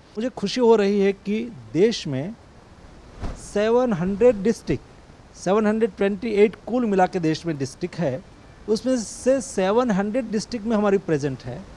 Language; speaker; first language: Hindi; non-native, local second language; Gujarati